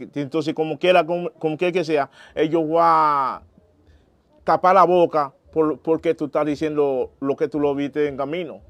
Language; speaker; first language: Spanish; non-native, learner; Haitian Creole